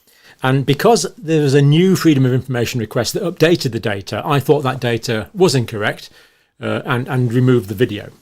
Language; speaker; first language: English; native; English